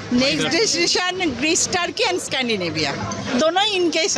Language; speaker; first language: Hindi; non-native, local second language; Bangla